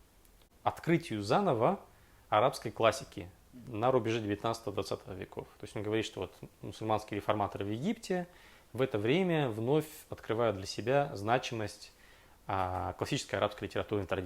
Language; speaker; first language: Russian; native; Russian